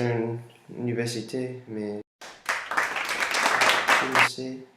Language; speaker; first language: French; non-native, learner; Spanish